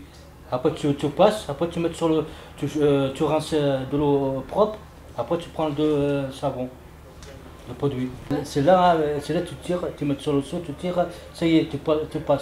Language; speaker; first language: French; non-native, learner; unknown